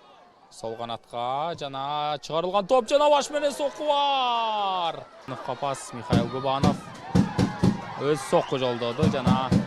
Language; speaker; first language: Kyrgyz; native; Kyrgyz